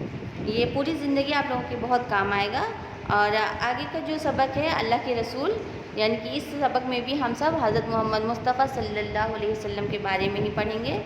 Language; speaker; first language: Urdu; native; Urdu